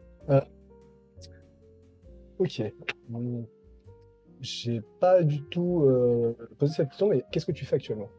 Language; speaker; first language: French; native; French